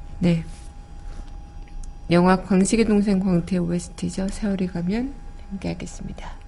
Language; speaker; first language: Korean; native; Korean